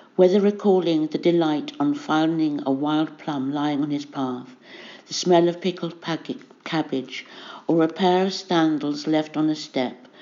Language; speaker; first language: English; native; English